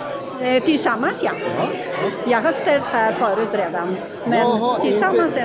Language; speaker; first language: Swedish; non-native, fluent; Polish